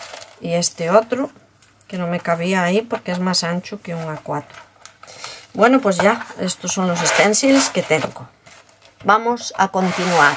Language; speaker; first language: Spanish; native; Spanish